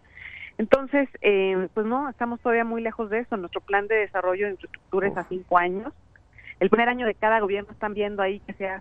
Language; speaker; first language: Spanish; native; Spanish